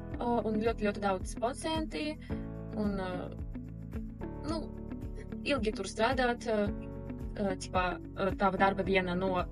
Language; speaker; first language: Latvian; early bilingual, heritage; Russian